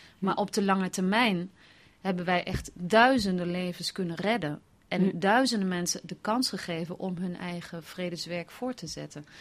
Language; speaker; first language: Dutch; native; Dutch